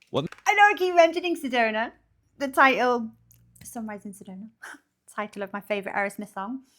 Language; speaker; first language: English; native; English